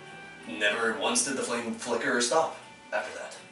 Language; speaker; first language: English; native; English